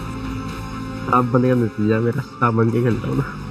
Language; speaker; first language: Hindi; native; Hindi